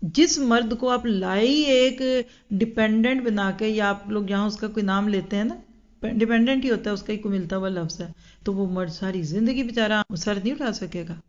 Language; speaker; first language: Urdu; native; Urdu